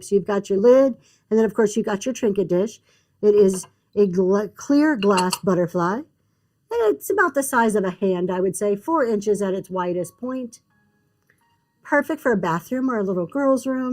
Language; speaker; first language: English; native; English